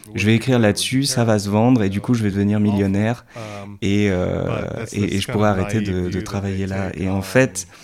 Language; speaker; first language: French; non-native, fluent; English